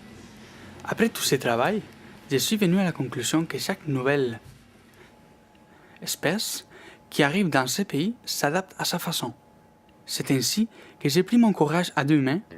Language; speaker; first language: French; non-native, fluent; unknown